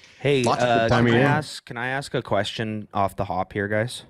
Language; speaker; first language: English; native; English